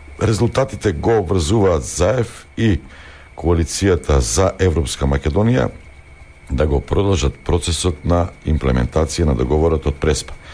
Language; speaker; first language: Macedonian; native; Macedonian